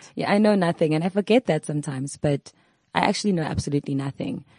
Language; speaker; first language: English; non-native, local second language; Zulu